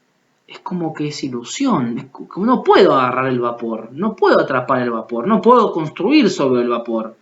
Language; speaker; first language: Spanish; native; Spanish